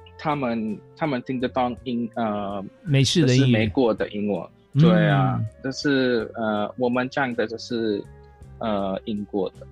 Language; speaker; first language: Chinese; non-native, learner; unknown